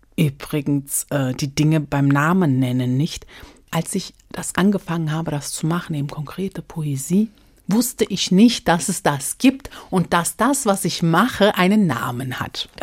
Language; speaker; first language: German; early bilingual, other home language; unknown